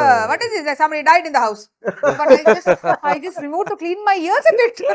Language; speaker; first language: English; non-native, local second language; Sinhala